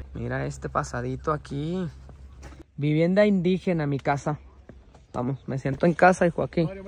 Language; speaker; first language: Spanish; native; Spanish